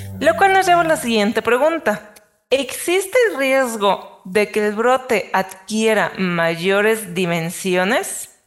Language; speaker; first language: Spanish; native; Spanish